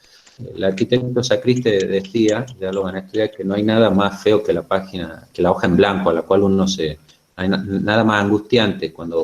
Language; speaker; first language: Spanish; native; Spanish